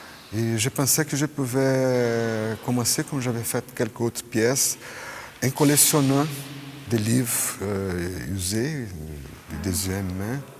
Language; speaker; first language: French; non-native, fluent; Portuguese